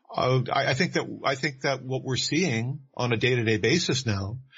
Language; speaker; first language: English; native; English